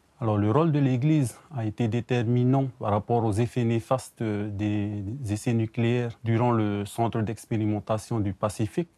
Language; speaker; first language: French; non-native, local second language; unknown